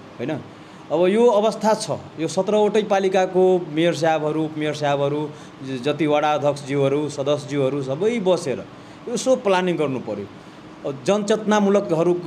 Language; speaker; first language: Nepali; non-native, local second language; Maithili